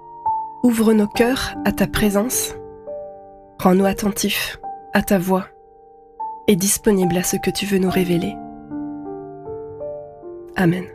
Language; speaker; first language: French; native; French